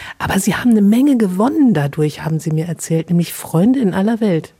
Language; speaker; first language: German; native; German